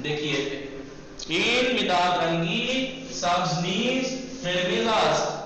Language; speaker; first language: Persian; non-native, fluent; Urdu